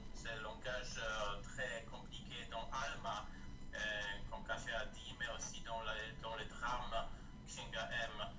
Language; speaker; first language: French; non-native, fluent; Polish